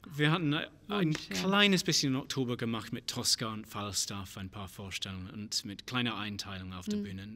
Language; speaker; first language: German; non-native, fluent; English